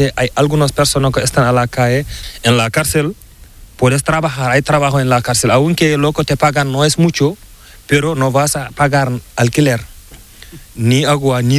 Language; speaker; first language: Spanish; non-native, learner; Fula